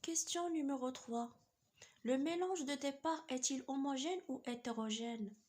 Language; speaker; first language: French; non-native, local second language; Arabic